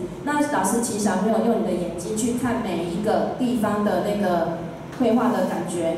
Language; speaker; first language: Chinese; native; Chinese